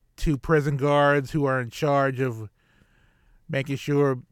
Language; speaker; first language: English; native; English